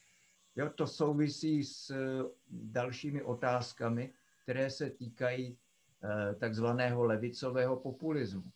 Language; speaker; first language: Czech; native; Czech